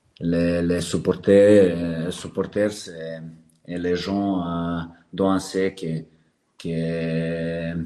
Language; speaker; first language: French; non-native, learner; Serbian